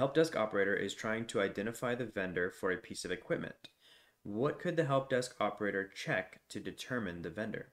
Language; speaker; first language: English; native; English